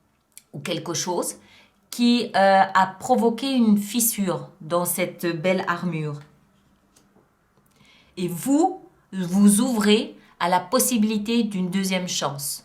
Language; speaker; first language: French; native; French